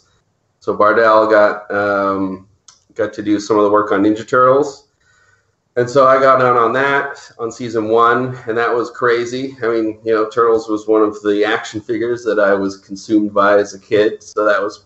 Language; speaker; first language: English; native; English